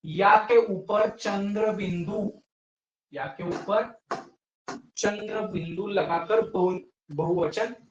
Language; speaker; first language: Hindi; non-native, local second language; Marathi